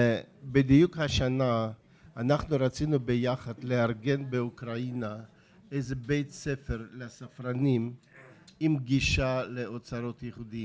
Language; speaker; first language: Hebrew; non-native, fluent; Russian